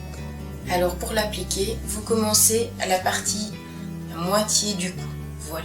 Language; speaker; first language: French; native; French